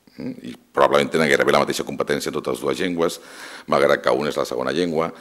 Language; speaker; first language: Catalan; non-native, local second language; Spanish